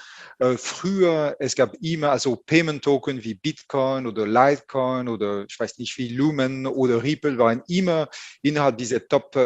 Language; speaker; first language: German; non-native, fluent; French